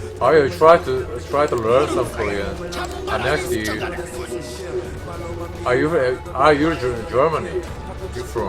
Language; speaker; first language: English; non-native, learner; Korean